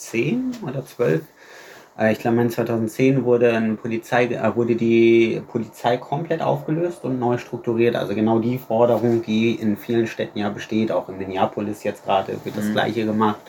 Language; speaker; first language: German; native; German